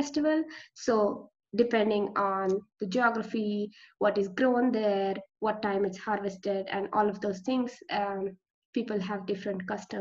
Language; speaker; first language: English; non-native, local second language; Marathi